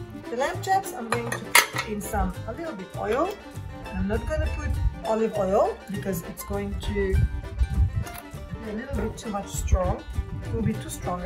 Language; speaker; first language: English; non-native, fluent; French